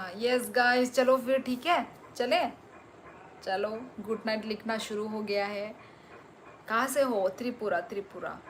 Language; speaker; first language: Hindi; non-native, local second language; Kok Borok